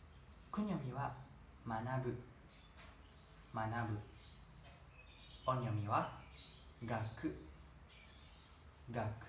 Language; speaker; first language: Japanese; non-native, learner; Indonesian